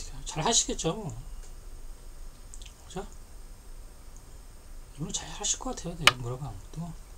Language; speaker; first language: Korean; native; Korean